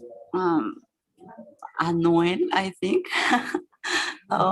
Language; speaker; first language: English; non-native, learner; Spanish